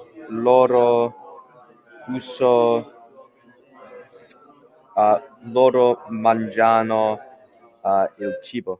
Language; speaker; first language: Italian; non-native, learner; English